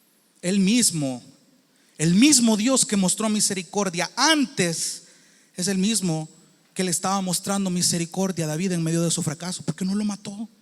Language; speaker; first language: Spanish; native; Spanish